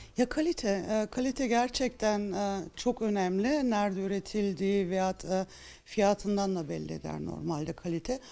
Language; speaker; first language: Turkish; early bilingual, heritage; Turkish